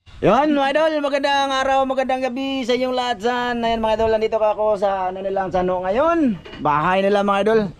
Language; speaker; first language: Filipino; non-native, local second language; Cebuano